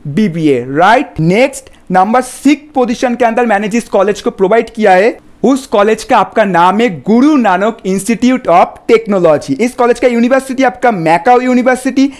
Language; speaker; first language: Hindi; non-native, local second language; Bangla